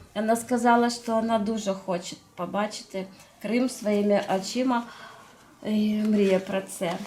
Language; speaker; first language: Ukrainian; non-native, local second language; Russian